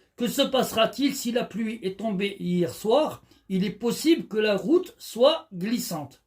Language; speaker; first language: French; non-native, local second language; Arabic